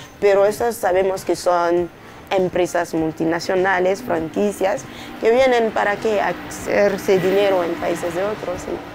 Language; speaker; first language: Spanish; non-native, fluent; French